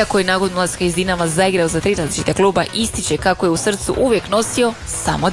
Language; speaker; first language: Serbian; native; Serbian